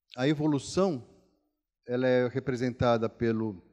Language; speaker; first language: Portuguese; native; Portuguese